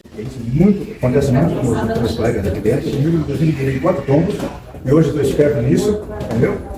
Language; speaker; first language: Portuguese; native; Portuguese